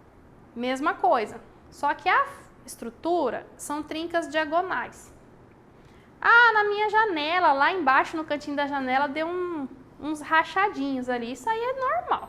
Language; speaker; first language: Portuguese; native; Portuguese